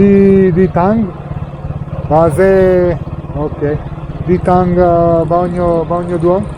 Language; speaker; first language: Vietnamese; non-native, learner; Hebrew